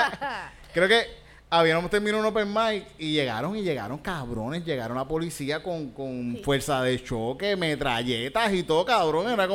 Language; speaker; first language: Spanish; native; Spanish